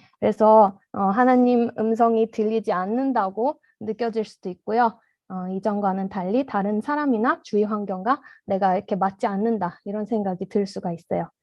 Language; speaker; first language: Korean; early bilingual, heritage; Korean